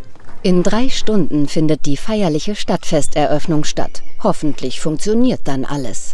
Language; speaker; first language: German; native; German